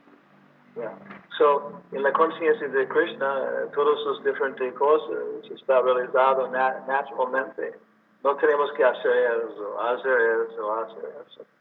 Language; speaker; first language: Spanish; non-native, learner; English